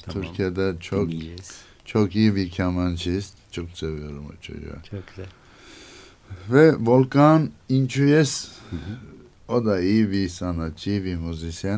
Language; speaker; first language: Turkish; non-native, learner; Armenian